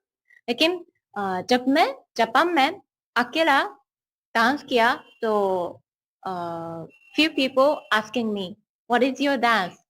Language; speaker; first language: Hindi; non-native, learner; Japanese